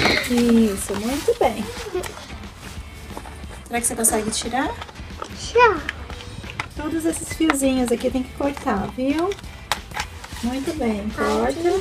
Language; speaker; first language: Portuguese; native; Portuguese